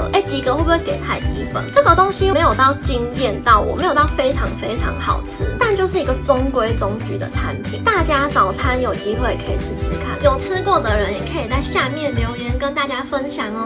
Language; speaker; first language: Chinese; native; Chinese